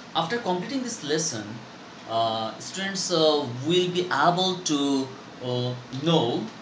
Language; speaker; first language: English; non-native, local second language; Bangla